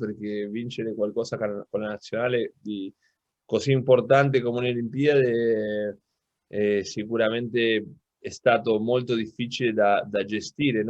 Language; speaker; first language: Italian; non-native, local second language; Spanish